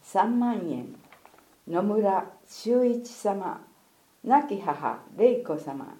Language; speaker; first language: Japanese; native; Japanese